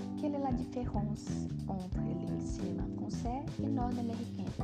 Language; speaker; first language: French; non-native, learner; Portuguese